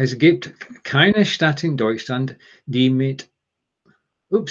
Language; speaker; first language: German; non-native, learner; English